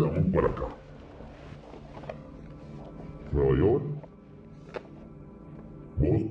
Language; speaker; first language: Spanish; native; Spanish